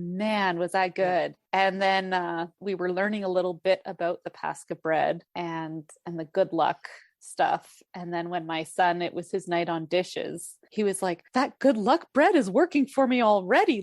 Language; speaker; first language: English; native; English